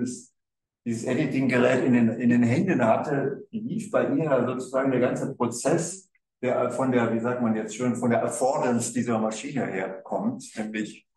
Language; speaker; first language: German; native; German